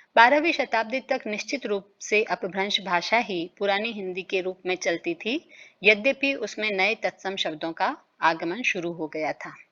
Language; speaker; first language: Hindi; native; Hindi